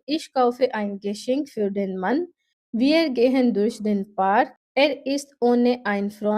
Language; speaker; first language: German; non-native, fluent; Urdu